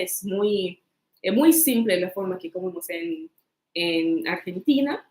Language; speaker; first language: Spanish; non-native, fluent; English